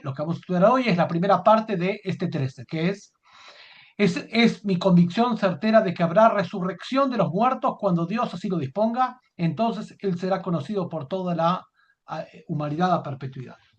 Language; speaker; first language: Spanish; native; Spanish